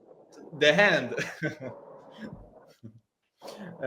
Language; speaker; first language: English; non-native, learner; Italian